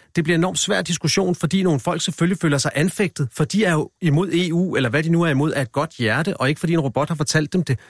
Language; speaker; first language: Danish; native; Danish